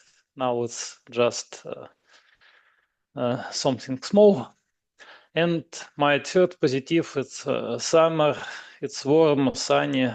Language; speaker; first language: English; non-native, learner; Russian